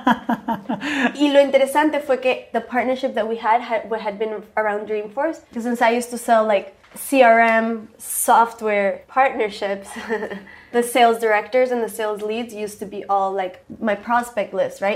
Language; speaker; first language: English; early bilingual, other home language; Spanish